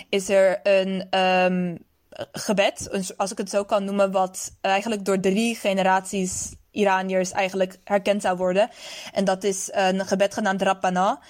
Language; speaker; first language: Dutch; early bilingual, other home language; Persian